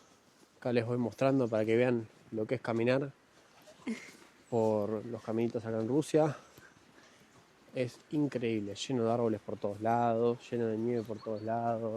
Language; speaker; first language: Spanish; native; Spanish